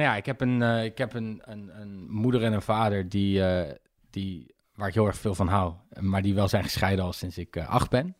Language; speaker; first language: Dutch; native; Dutch